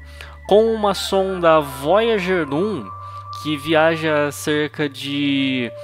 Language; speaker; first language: Portuguese; native; Portuguese